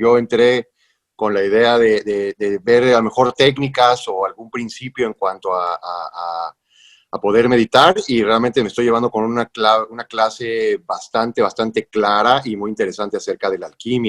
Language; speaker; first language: Spanish; native; Spanish